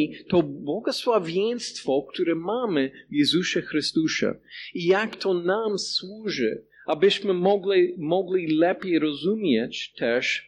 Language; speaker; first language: Polish; non-native, fluent; English